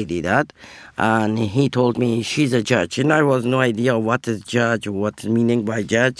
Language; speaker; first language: English; non-native, learner; Persian